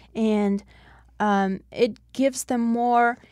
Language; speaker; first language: English; non-native, fluent; Russian